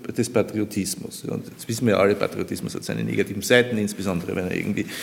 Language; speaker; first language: German; native; German